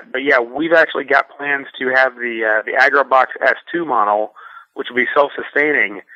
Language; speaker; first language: English; native; English